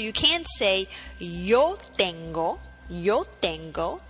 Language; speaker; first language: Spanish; non-native, fluent; English